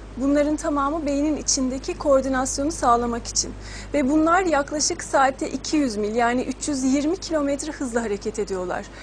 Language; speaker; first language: Turkish; native; Turkish